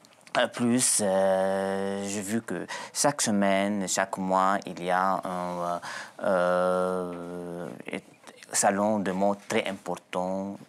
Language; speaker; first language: French; non-native, local second language; Arabic